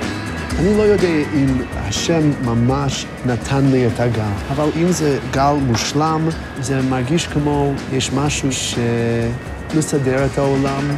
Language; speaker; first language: Hebrew; non-native, fluent; English